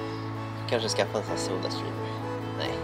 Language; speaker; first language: Swedish; non-native, fluent; Japanese